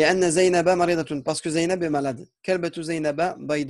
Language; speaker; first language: Arabic; non-native, fluent; French